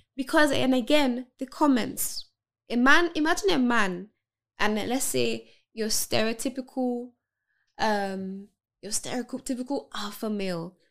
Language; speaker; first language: English; non-native, local second language; Yoruba